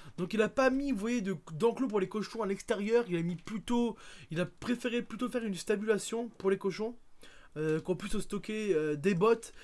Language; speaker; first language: French; native; French